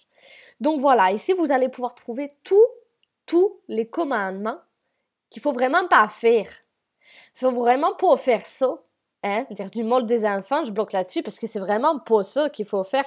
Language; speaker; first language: French; native; French